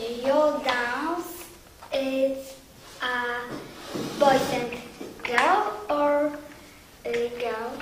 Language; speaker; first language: English; non-native, learner; Polish